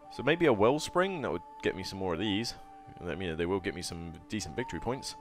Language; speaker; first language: English; native; English